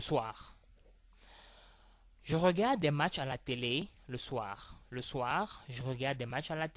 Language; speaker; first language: French; non-native, fluent; English